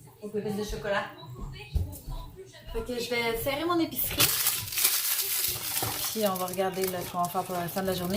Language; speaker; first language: French; native; French